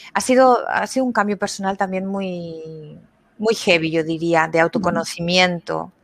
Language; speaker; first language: Spanish; native; Spanish